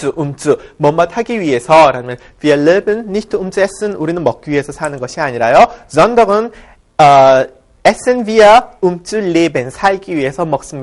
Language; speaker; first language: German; non-native, fluent; Korean